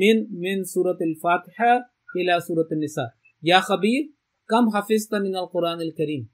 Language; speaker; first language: Arabic; non-native, fluent; Urdu